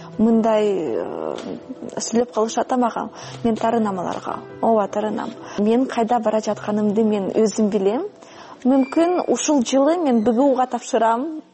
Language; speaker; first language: Kyrgyz; non-native, fluent; Russian